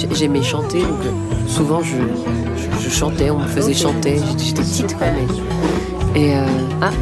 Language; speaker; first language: French; native; French